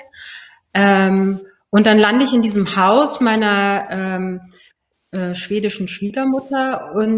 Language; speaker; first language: German; early bilingual, other home language; Persian